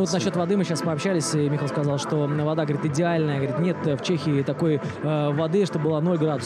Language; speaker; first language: Russian; native; Russian